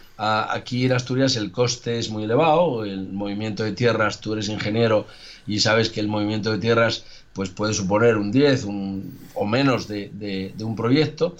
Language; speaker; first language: Spanish; native; Spanish